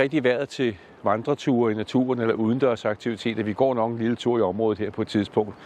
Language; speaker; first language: Danish; native; Danish